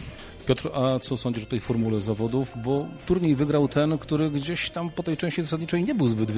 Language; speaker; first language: Polish; native; Polish